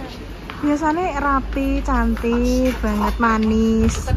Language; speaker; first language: Indonesian; non-native, local second language; Javanese